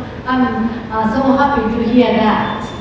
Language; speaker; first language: English; non-native, learner; Japanese